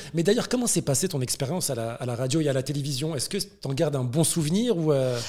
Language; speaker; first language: French; non-native, local second language; Arabic